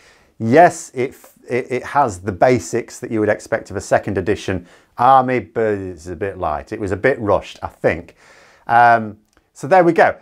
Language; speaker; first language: English; native; English